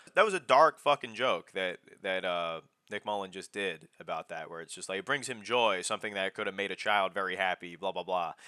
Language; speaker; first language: English; native; English